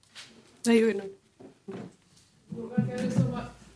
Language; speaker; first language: Swedish; non-native, fluent; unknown